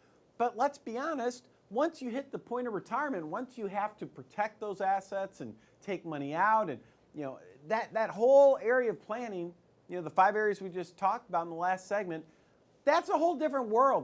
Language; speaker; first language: English; native; English